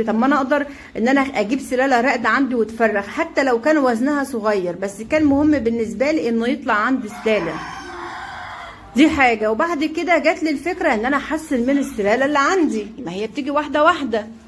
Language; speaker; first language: Arabic; native; Arabic